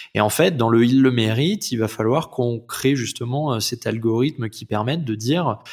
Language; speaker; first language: French; native; French